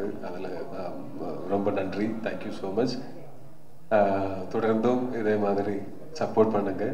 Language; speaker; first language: Tamil; non-native, learner; Malayalam